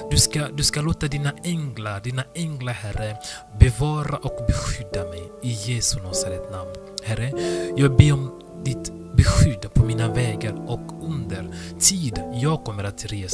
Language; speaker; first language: Swedish; non-native, fluent; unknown